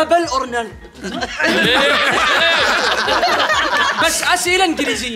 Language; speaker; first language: Arabic; native; Arabic